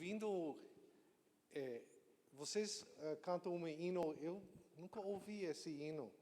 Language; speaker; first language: Portuguese; non-native, learner; English